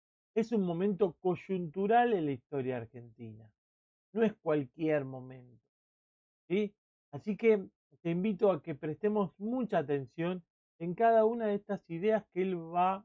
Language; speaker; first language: Spanish; native; Spanish